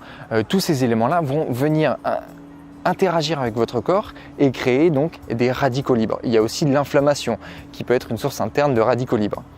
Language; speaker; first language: French; native; French